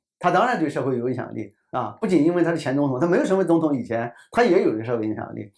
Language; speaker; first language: Chinese; native; Chinese